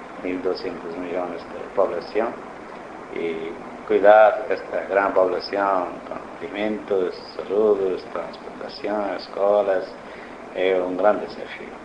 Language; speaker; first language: Spanish; non-native, learner; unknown